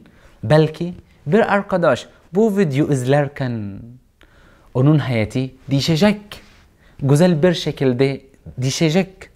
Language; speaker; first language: Turkish; non-native, learner; Arabic